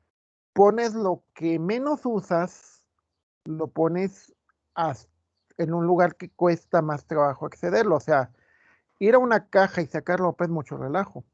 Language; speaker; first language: Spanish; native; Spanish